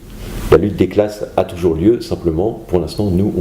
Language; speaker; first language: French; native; French